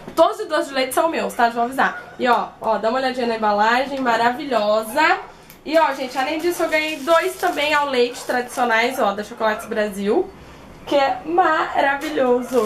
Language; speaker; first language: Portuguese; native; Portuguese